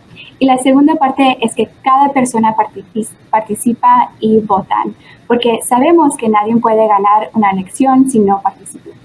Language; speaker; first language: Spanish; early bilingual, heritage; Spanish